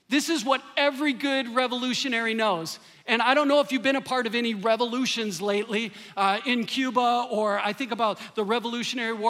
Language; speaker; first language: English; native; English